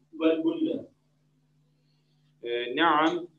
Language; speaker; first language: Arabic; non-native, learner; Turkish